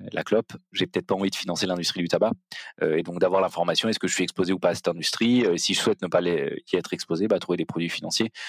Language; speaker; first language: French; native; French